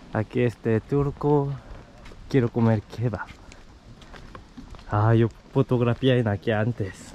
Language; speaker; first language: Spanish; non-native, learner; Korean